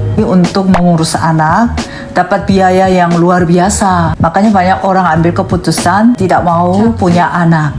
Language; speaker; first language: Indonesian; non-native, fluent; Korean